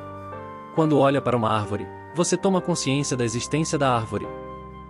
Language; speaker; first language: Portuguese; native; Portuguese